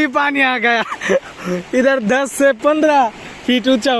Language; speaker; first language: Hindi; non-native, fluent; Bangla